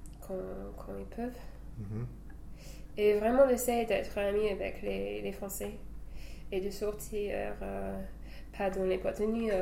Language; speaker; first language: French; non-native, fluent; English